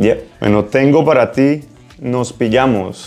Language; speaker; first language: Spanish; native; Spanish